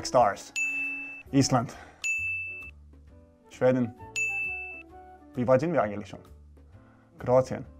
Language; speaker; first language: German; non-native, fluent; Finnish